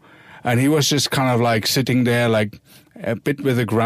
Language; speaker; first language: English; non-native, fluent; German